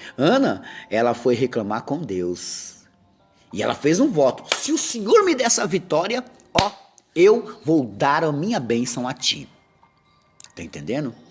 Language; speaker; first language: Portuguese; native; Portuguese